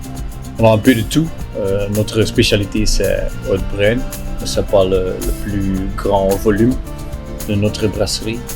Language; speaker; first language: French; non-native, local second language; Dutch